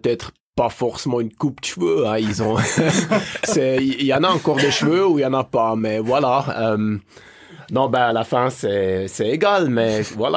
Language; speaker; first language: French; native; French